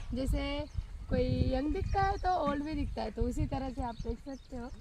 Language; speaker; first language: Hindi; non-native, local second language; Marathi